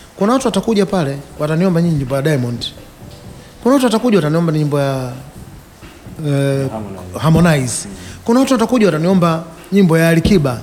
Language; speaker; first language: Swahili; native; Swahili